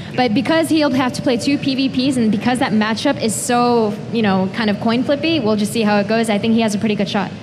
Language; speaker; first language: English; early bilingual, other home language; Korean